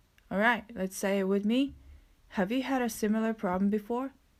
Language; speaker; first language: English; non-native, fluent; Japanese